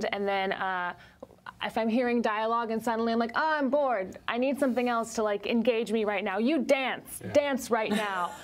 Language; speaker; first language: English; native; English